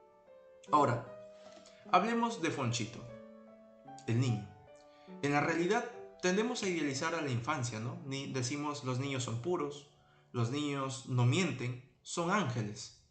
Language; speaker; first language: Spanish; native; Spanish